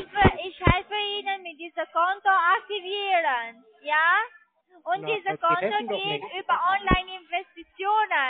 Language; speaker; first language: German; non-native, learner; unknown